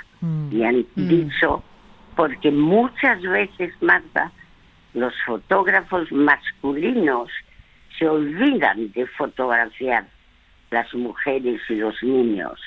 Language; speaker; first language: Spanish; early bilingual, other home language; French